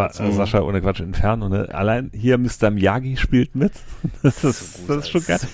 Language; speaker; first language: German; native; German